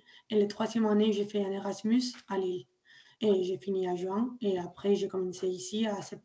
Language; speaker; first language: French; non-native, learner; Spanish